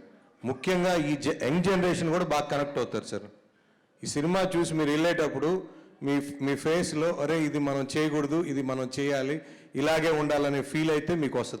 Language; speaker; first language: Telugu; native; Telugu